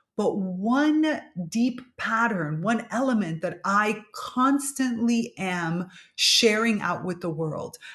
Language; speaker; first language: English; native; English